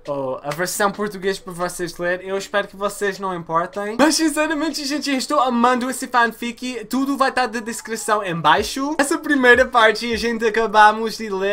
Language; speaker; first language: Portuguese; early bilingual, heritage; Portuguese